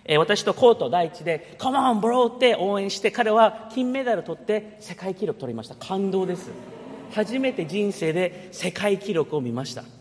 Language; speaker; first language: Japanese; early bilingual, heritage; Japanese